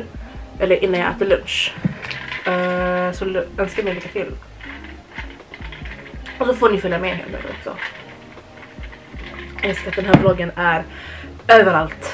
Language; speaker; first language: Swedish; early bilingual, other home language; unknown